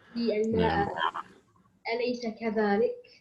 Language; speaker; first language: Arabic; non-native, learner; English